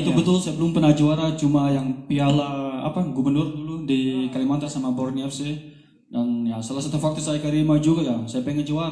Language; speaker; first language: Indonesian; non-native, fluent; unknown